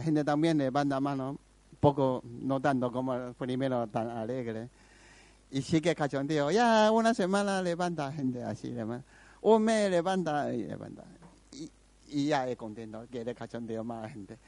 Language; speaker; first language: Spanish; non-native, learner; Chinese